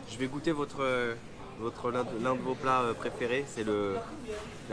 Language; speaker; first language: French; native; French